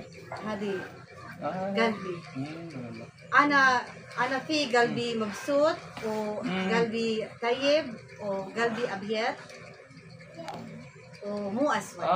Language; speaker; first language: Arabic; non-native, learner; Filipino